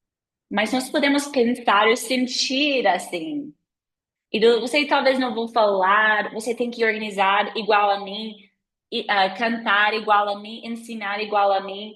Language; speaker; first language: Portuguese; non-native, fluent; English